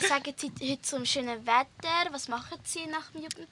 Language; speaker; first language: German; native; German